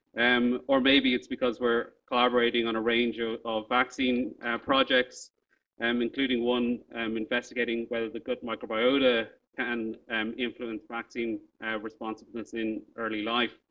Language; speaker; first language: English; native; English